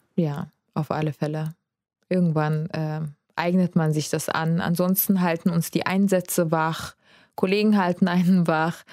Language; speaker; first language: German; non-native, fluent; Azerbaijani